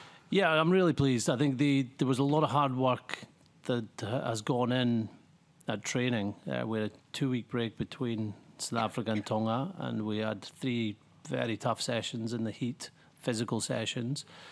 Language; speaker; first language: English; native; English